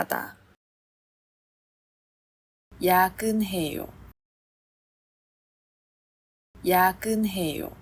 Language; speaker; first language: Korean; non-native, fluent; Chinese